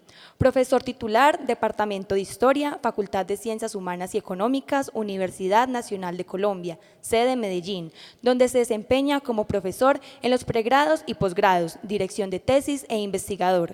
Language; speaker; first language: Spanish; native; Spanish